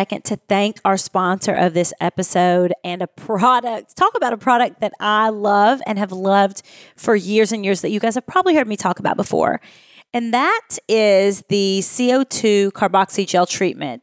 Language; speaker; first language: English; native; English